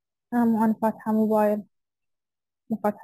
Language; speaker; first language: Arabic; native; Arabic